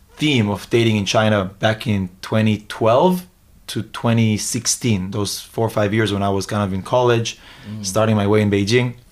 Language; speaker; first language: English; early bilingual, other home language; Hebrew